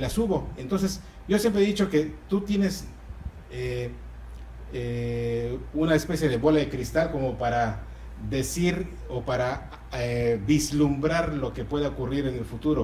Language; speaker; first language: Spanish; native; Spanish